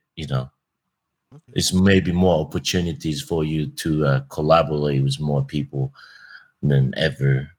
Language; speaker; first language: English; non-native, fluent; Japanese